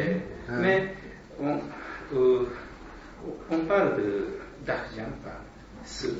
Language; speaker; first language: French; non-native, learner; Japanese